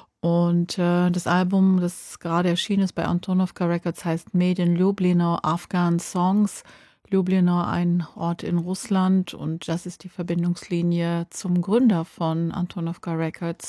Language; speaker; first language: German; native; German